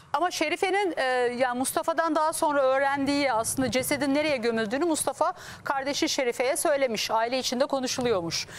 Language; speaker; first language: Turkish; native; Turkish